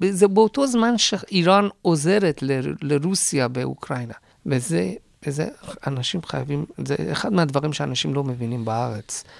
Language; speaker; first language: Hebrew; non-native, fluent; Persian